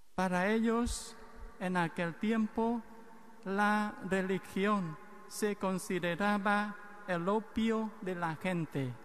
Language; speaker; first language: Spanish; non-native, fluent; Vietnamese